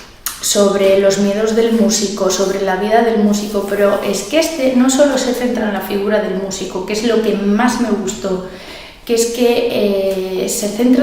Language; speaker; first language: Spanish; native; Spanish